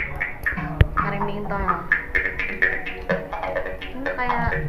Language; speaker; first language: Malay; non-native, local second language; Sundanese